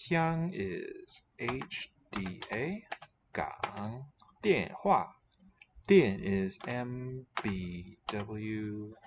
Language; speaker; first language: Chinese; non-native, learner; English